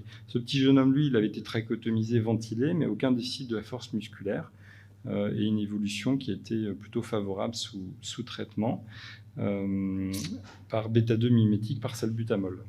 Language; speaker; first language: French; native; French